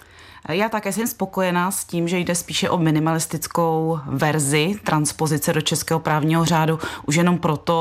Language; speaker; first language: Czech; native; Czech